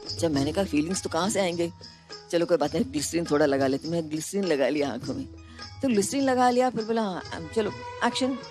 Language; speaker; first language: Hindi; non-native, local second language; Tamil